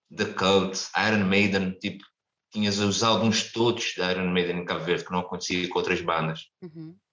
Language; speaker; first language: Portuguese; non-native, local second language; Kabuverdianu